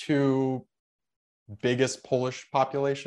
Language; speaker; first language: English; early bilingual, other home language; Polish